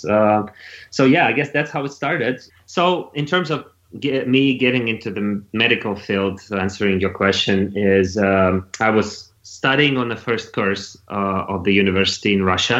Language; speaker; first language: English; non-native, fluent; Russian